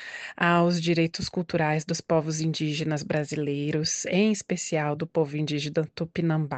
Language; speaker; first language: Portuguese; native; Portuguese